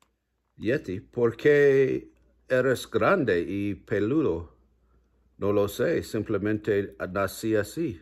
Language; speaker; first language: Spanish; non-native, learner; English